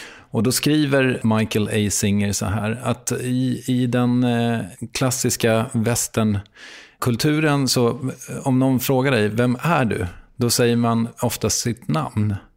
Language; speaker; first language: Swedish; native; Swedish